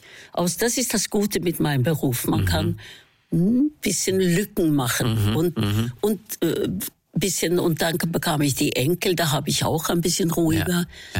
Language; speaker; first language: German; non-native, fluent; Norwegian